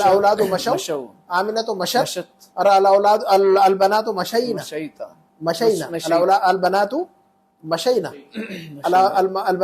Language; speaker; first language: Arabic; non-native, fluent; Urdu